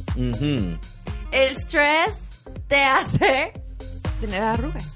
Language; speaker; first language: Spanish; early bilingual, heritage; Spanish